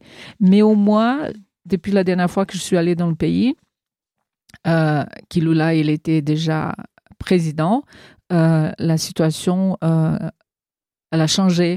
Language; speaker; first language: French; non-native, fluent; Portuguese